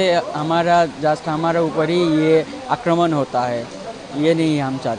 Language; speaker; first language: Hindi; non-native, learner; Bangla